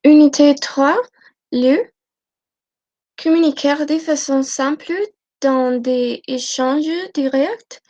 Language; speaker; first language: French; non-native, learner; Spanish